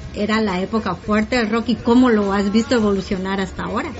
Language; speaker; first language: Spanish; native; Spanish